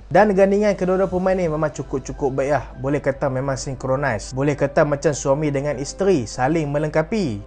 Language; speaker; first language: Malay; native; Malay